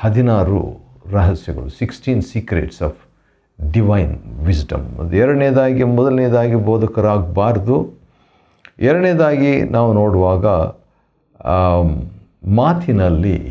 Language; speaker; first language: Kannada; native; Kannada